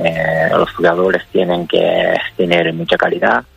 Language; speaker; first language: Spanish; non-native, fluent; Japanese